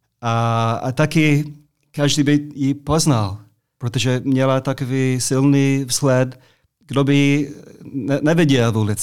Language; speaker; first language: Czech; non-native, fluent; English